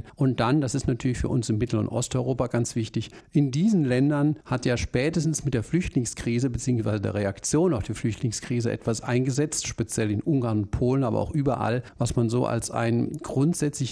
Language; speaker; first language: German; native; German